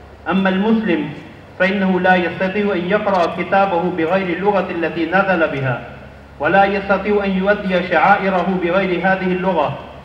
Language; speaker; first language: Arabic; non-native, fluent; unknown